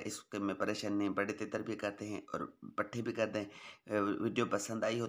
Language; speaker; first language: Hindi; non-native, local second language; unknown